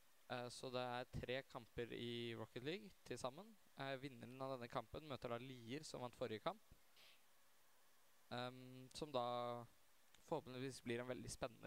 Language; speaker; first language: Norwegian; native; Norwegian